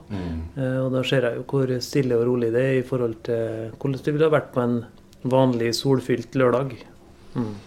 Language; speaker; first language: Norwegian; native; Norwegian